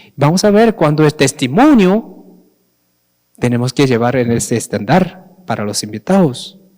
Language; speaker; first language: Spanish; non-native, fluent; Korean